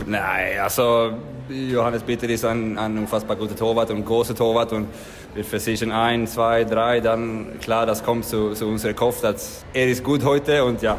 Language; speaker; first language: German; non-native, learner; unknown